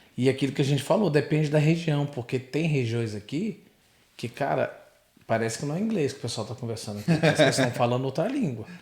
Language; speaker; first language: Portuguese; native; Portuguese